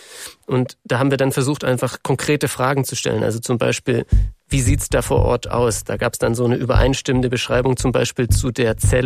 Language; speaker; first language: German; native; German